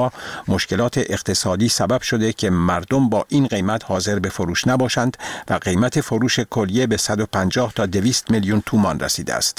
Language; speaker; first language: Persian; native; Persian